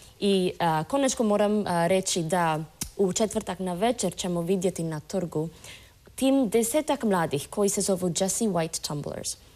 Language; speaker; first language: Croatian; non-native, fluent; English